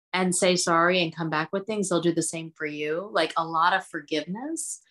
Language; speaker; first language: English; early bilingual, other home language; Hindi